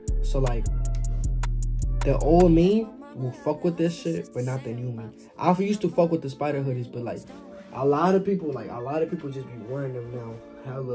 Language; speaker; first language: English; early bilingual, other home language; Spanish